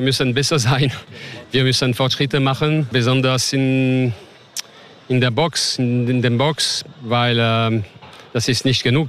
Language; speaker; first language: German; non-native, learner; French